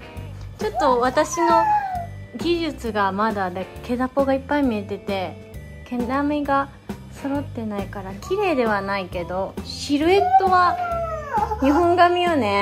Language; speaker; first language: Japanese; native; Japanese